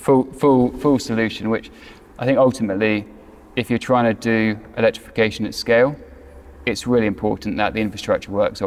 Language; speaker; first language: English; native; English